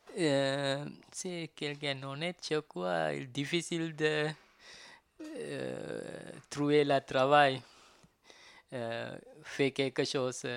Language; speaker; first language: French; non-native, learner; Tamil